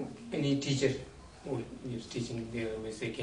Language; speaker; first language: English; non-native, learner; Tibetan